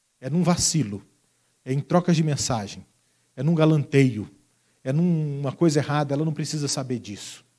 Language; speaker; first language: Portuguese; native; Portuguese